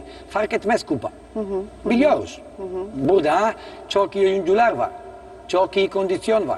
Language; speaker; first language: Turkish; non-native, learner; Italian